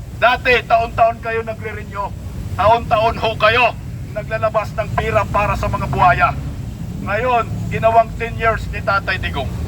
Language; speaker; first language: Filipino; non-native, local second language; Cebuano